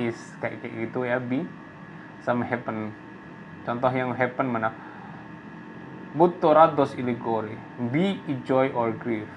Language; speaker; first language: Indonesian; native; Indonesian